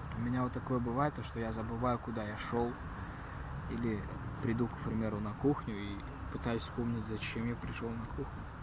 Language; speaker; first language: Russian; early bilingual, heritage; Russian